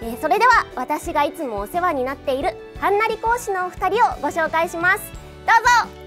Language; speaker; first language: Japanese; native; Japanese